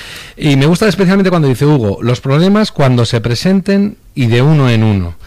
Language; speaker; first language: Spanish; native; Spanish